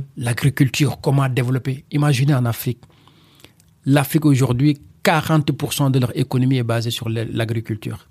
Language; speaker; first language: French; non-native, local second language; Wolof